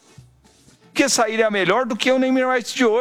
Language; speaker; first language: Portuguese; native; Portuguese